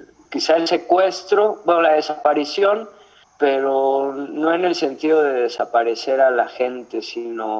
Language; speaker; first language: Spanish; native; Spanish